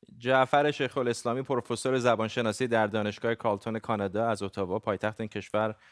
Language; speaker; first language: Persian; non-native, local second language; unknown